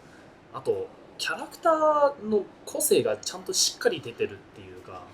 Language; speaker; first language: Japanese; early bilingual, heritage; Japanese